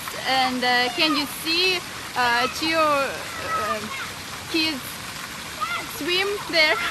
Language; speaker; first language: English; non-native, learner; Russian